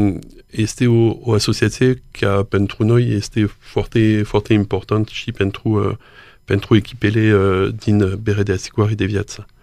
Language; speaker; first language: Romanian; non-native, learner; French